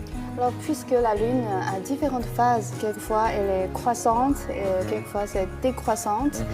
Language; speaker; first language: French; non-native, fluent; Chinese